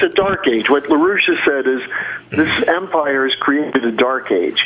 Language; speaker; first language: English; native; English